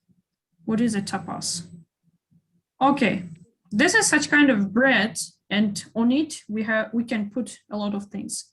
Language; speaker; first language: English; non-native, fluent; Kyrgyz